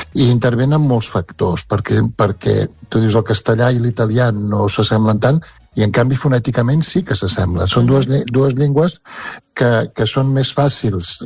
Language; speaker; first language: Catalan; native; Catalan